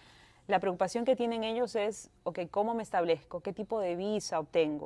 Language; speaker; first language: Spanish; native; Spanish